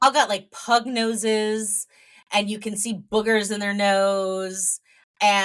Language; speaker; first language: English; native; English